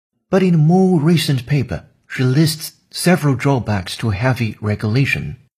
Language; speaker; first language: English; non-native, fluent; Chinese